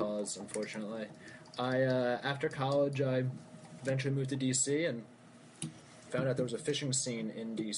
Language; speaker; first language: English; native; English